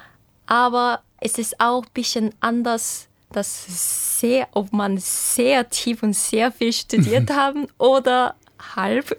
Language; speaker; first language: German; non-native, fluent; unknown